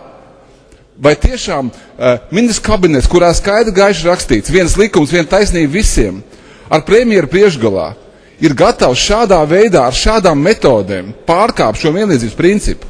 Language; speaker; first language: Latvian; native; Latvian